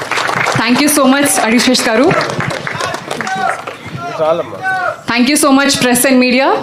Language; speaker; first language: Telugu; native; Telugu